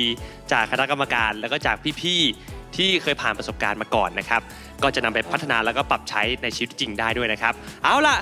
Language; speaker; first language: Thai; native; Thai